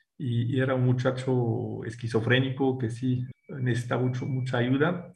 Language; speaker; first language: Spanish; non-native, fluent; French